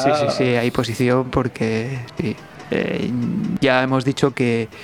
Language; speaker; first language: Spanish; native; Spanish